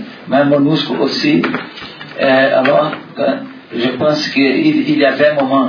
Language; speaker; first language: French; non-native, learner; Portuguese